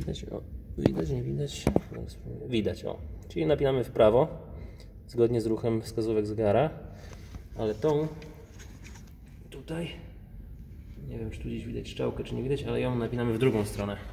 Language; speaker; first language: Polish; native; Polish